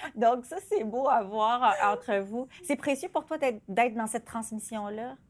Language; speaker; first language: French; native; French